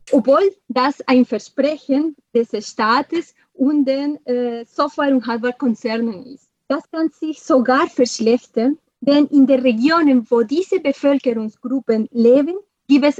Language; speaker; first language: German; non-native, fluent; Spanish